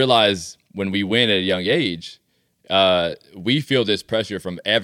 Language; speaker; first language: English; native; English